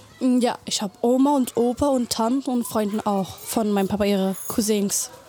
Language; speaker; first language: German; early bilingual, other home language; Arabic